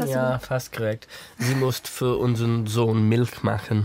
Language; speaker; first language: German; non-native, learner; English